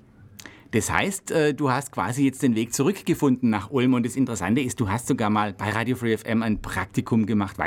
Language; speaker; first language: German; native; German